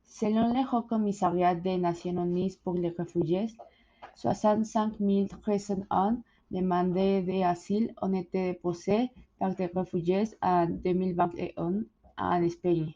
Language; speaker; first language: French; non-native, learner; Spanish